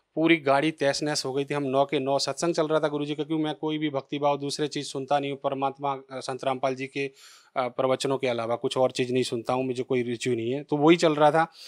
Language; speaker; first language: Hindi; native; Hindi